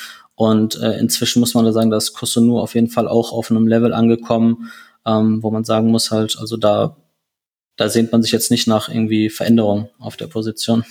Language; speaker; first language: German; native; German